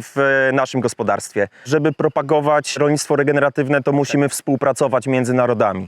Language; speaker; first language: Polish; native; Polish